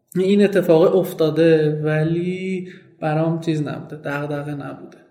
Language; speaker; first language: Persian; non-native, local second language; Kurdish